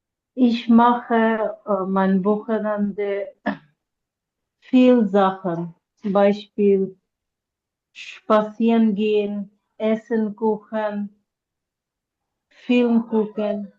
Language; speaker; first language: German; non-native, learner; Bangla